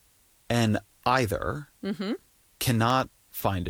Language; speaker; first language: English; native; English